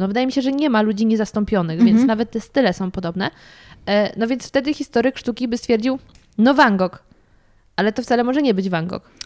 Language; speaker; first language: Polish; native; Polish